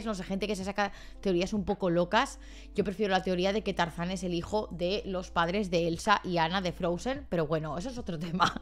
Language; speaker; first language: Spanish; native; Spanish